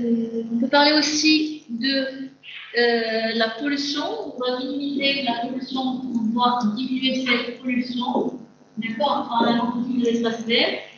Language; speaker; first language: French; non-native, local second language; Arabic